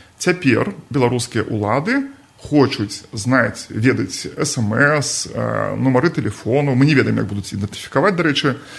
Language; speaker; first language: Belarusian; non-native, local second language; Russian